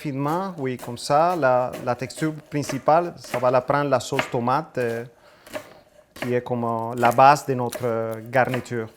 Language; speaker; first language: French; non-native, fluent; Spanish